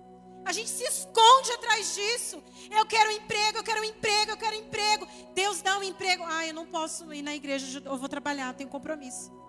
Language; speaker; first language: Portuguese; native; Portuguese